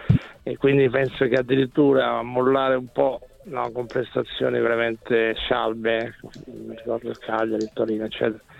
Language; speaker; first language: Italian; native; Italian